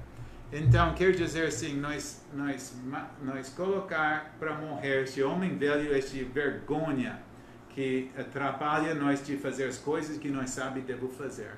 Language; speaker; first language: Portuguese; non-native, learner; English